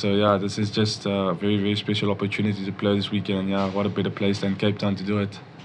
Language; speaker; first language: English; non-native, local second language; Afrikaans